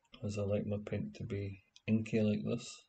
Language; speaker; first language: English; native; English